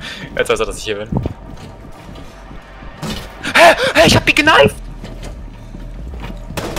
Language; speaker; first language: German; native; German